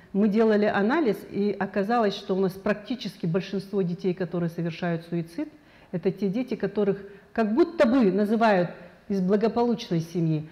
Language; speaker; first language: Russian; non-native, local second language; Kazakh